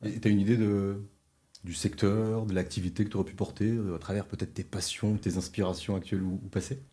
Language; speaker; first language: French; native; French